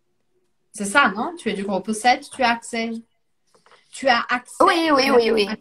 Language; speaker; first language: French; non-native, fluent; Portuguese